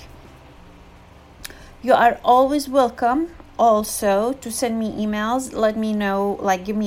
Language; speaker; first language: English; non-native, fluent; Arabic